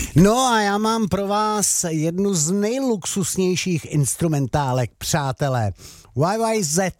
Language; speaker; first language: Czech; native; Czech